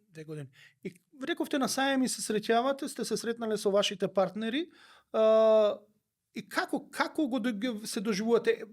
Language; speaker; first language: Macedonian; native; Macedonian